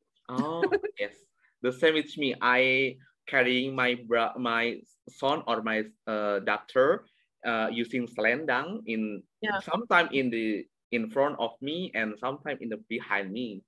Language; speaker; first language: English; non-native, learner; Indonesian